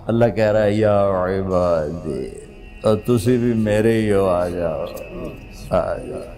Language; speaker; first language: Urdu; non-native, local second language; Punjabi